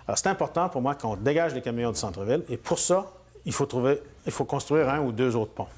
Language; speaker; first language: French; native; French